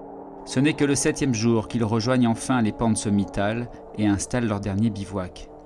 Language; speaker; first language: French; native; French